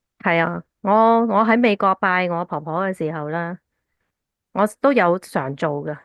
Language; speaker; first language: Cantonese; early bilingual, heritage; Cantonese